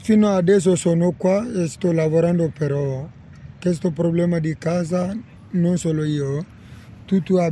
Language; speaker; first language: Italian; non-native, learner; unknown